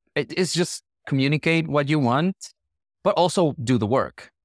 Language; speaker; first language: English; non-native, fluent; Spanish